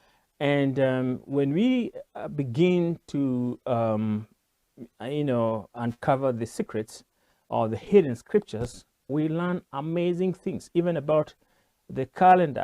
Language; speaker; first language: English; non-native, local second language; Kikuyu